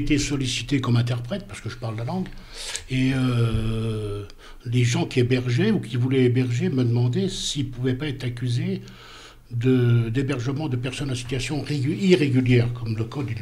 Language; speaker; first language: French; native; French